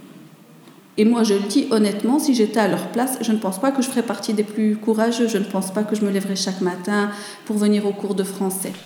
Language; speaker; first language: French; native; French